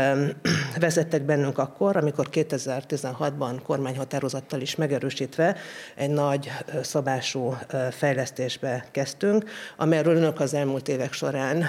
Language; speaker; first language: Hungarian; native; Hungarian